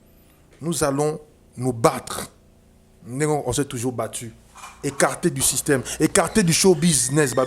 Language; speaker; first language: French; non-native, local second language; Lingala